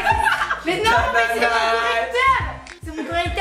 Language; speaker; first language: French; native; French